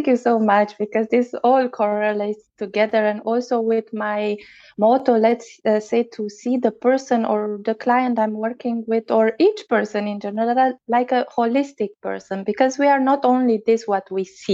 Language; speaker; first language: English; non-native, fluent; Romanian